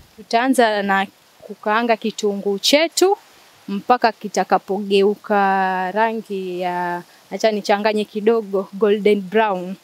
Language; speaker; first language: Swahili; native; Swahili